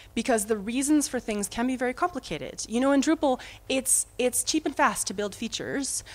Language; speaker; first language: English; native; English